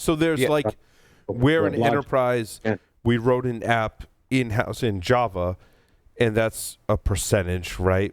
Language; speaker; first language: English; native; English